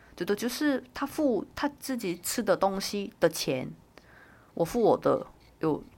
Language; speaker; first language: Chinese; non-native, fluent; Korean